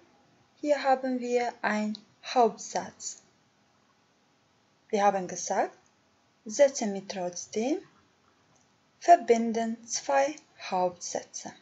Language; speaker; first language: German; non-native, fluent; Albanian